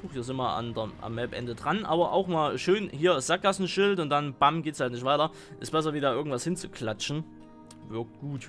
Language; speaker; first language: German; native; German